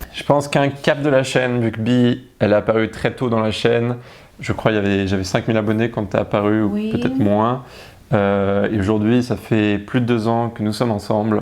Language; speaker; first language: French; native; French